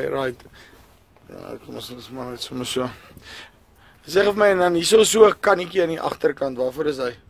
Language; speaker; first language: Afrikaans; native; Afrikaans